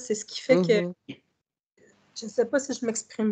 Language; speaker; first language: French; native; French